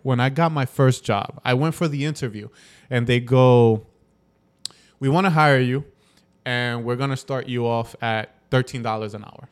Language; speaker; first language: English; early bilingual, other home language; Spanish